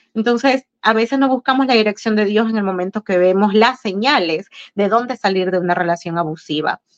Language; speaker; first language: Spanish; native; Spanish